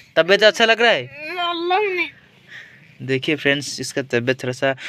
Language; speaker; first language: Hindi; non-native, local second language; Odia